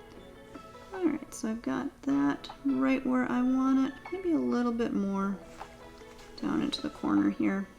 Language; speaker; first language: English; native; English